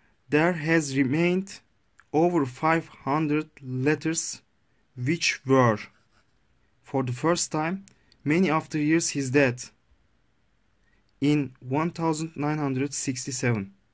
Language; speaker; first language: English; non-native, learner; Turkish